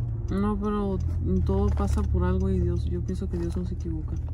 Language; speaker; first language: Spanish; early bilingual, heritage; Spanish